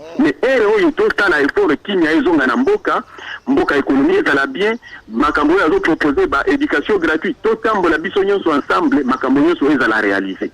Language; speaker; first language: Lingala; non-native, local second language; Swahili